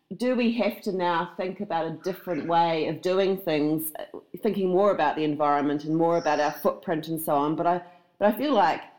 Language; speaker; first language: English; native; English